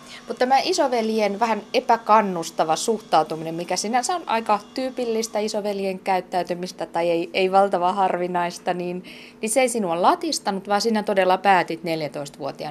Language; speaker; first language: Finnish; native; Finnish